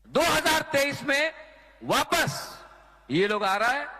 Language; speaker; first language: Hindi; non-native, local second language; Kok Borok